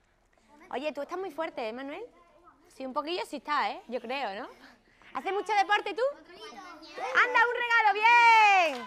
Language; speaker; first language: Spanish; native; Spanish